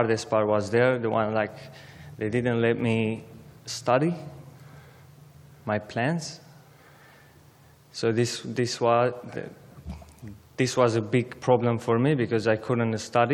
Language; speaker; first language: English; non-native, learner; Armenian